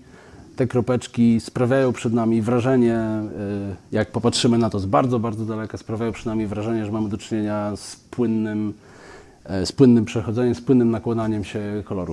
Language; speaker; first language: Polish; native; Polish